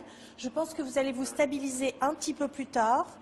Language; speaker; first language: French; native; French